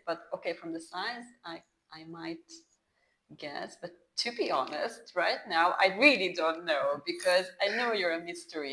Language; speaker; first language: English; non-native, fluent; Hungarian